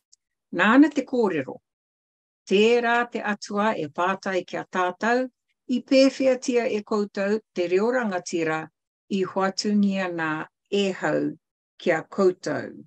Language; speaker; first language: Māori; non-native, local second language; English